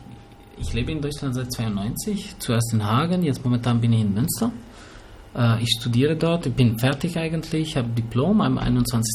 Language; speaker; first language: German; early bilingual, other home language; Albanian